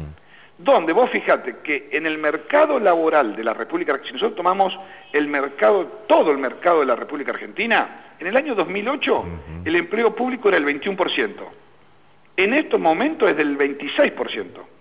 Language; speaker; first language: Spanish; native; Spanish